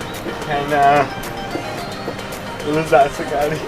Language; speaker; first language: Indonesian; early bilingual, other home language; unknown